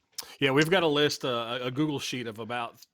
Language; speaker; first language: English; native; English